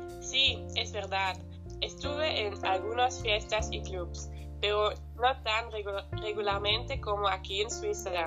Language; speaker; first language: Spanish; non-native, learner; German